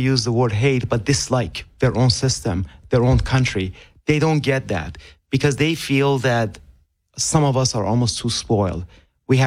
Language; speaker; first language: English; non-native, fluent; Persian